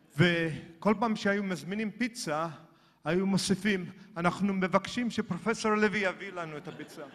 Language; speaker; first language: Hebrew; native; Hebrew